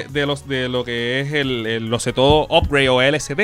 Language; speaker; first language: Spanish; native; Spanish